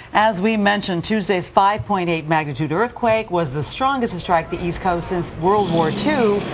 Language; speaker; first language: English; native; English